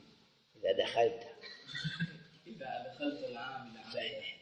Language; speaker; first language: Arabic; non-native, fluent; Swahili